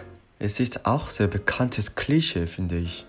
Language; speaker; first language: German; non-native, fluent; Korean